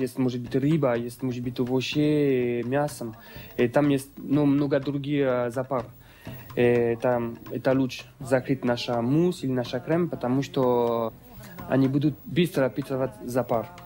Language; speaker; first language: Russian; non-native, learner; French